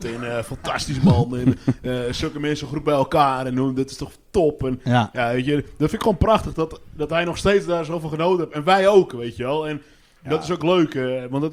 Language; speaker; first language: Dutch; native; Dutch